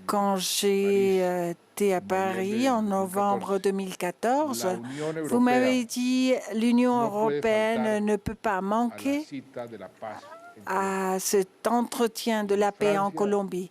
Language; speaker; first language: French; non-native, fluent; Spanish